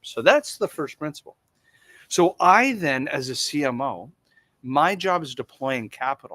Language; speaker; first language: English; native; English